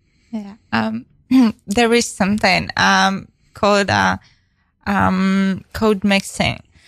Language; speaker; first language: English; non-native, fluent; Ukrainian